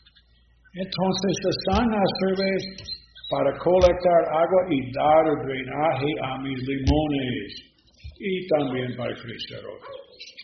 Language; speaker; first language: Spanish; non-native, learner; English